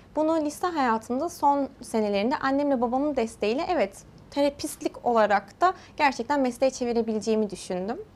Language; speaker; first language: Turkish; early bilingual, heritage; Turkish